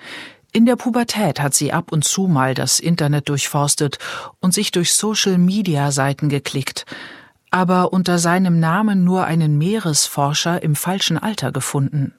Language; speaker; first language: German; native; German